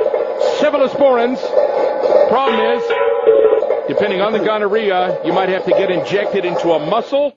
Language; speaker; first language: English; native; English